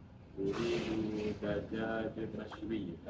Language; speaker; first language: Arabic; non-native, learner; Malay